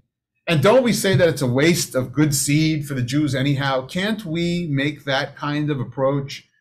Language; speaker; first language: English; native; English